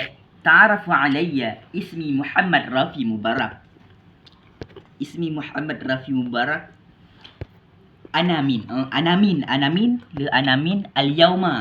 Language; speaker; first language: Arabic; non-native, learner; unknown